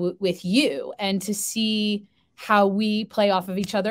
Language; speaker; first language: English; native; English